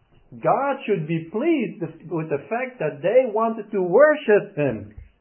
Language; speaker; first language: English; non-native, fluent; Dutch